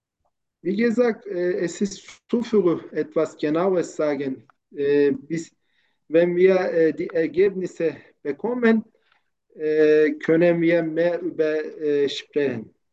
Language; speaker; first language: German; non-native, fluent; Turkish